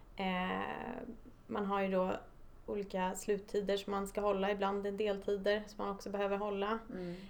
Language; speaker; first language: Swedish; early bilingual, other home language; Polish